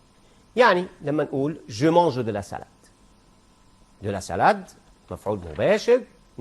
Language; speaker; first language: French; non-native, fluent; Arabic